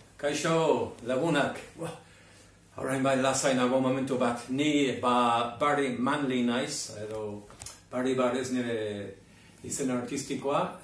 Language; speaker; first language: Basque; non-native, fluent; English